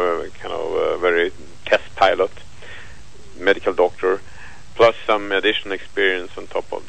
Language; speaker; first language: English; non-native, fluent; Swedish